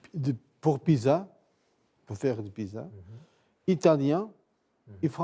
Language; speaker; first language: French; non-native, fluent; Portuguese